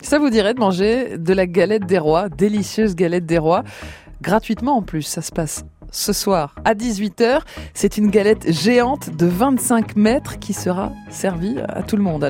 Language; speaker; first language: French; native; French